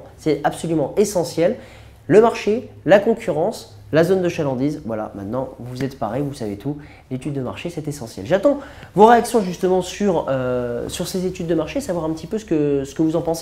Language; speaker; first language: French; native; French